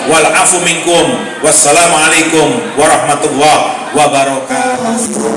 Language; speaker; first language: Indonesian; native; Indonesian